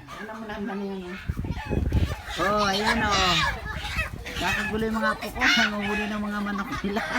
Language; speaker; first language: Filipino; native; Filipino